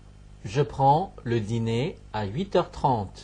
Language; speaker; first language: French; non-native, fluent; Chinese